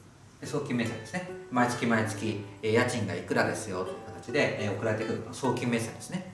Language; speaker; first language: Japanese; native; Japanese